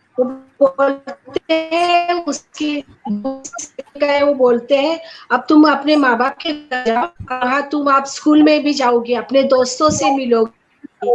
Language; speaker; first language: Hindi; non-native, local second language; Marathi